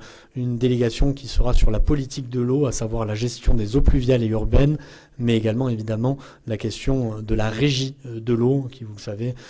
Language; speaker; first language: French; native; French